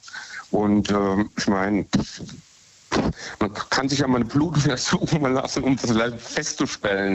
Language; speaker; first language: German; native; German